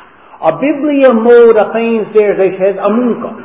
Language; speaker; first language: Hungarian; non-native, learner; English